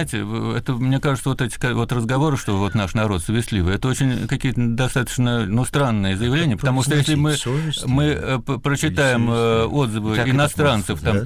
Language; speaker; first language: Russian; native; Russian